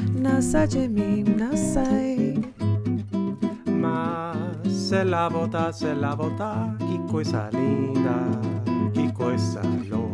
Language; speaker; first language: English; non-native, fluent; Portuguese